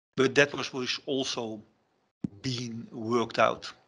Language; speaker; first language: English; non-native, fluent; Dutch